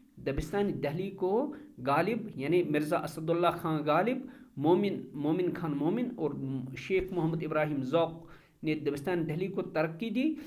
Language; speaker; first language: Urdu; non-native, local second language; Kashmiri